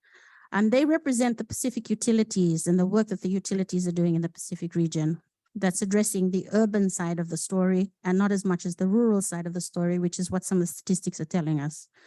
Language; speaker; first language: English; non-native, local second language; Fijian